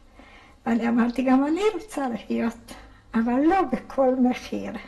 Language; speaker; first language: Hebrew; non-native, fluent; Hungarian